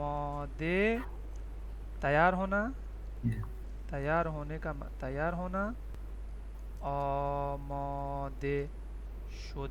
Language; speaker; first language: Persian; non-native, fluent; Urdu